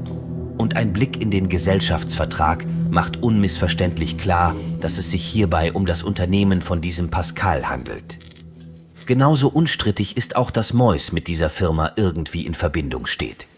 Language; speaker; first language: German; native; German